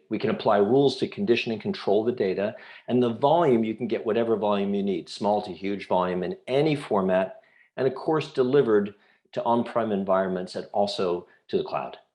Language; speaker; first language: English; native; English